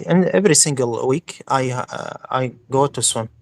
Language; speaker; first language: English; non-native, learner; Arabic